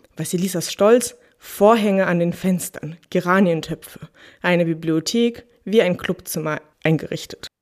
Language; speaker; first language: German; early bilingual, other home language; Russian